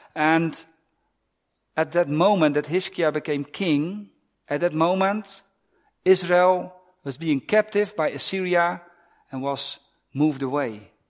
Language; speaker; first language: English; non-native, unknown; Dutch